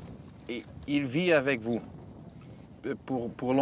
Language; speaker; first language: French; non-native, learner; Dutch